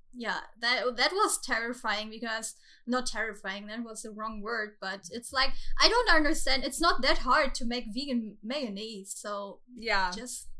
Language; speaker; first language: English; non-native, fluent; German